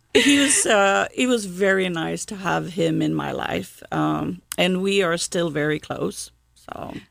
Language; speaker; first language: English; non-native, fluent; Swedish